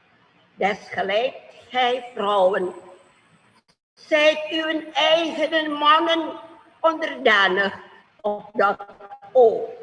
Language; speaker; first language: Dutch; non-native, fluent; Indonesian